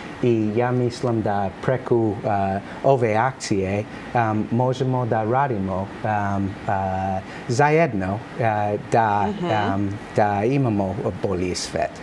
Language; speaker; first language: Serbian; non-native, learner; English